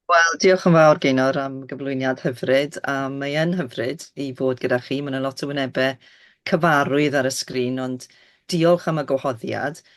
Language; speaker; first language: Welsh; native; Welsh